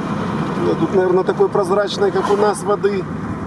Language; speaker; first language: Russian; native; Russian